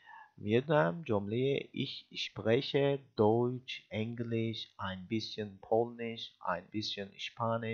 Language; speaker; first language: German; non-native, fluent; Persian